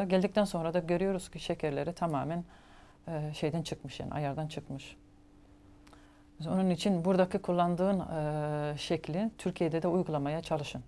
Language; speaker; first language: Turkish; native; Turkish